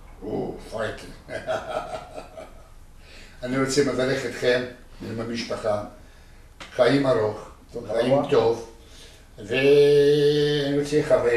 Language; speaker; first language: Hebrew; non-native, learner; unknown